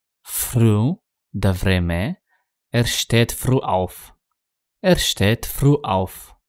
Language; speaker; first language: German; non-native, fluent; Romanian